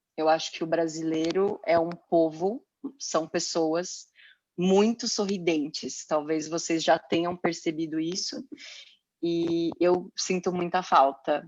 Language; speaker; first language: Portuguese; native; Portuguese